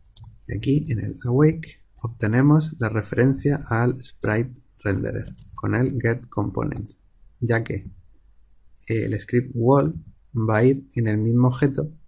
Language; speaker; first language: Spanish; native; Spanish